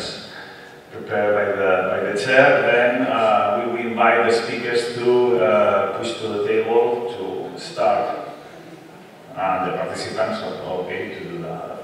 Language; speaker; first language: English; non-native, fluent; Spanish